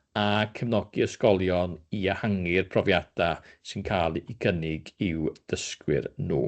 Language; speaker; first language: Welsh; native; Welsh